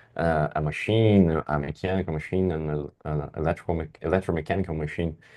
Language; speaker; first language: English; non-native, fluent; Portuguese